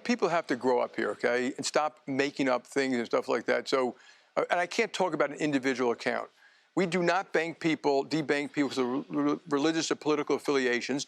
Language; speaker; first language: English; native; English